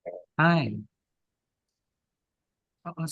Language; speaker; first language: English; non-native, learner; Thai